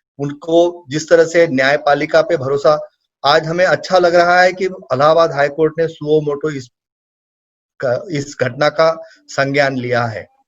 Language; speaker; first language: Hindi; non-native, local second language; Marathi